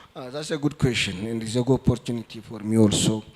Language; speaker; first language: English; non-native, local second language; Amharic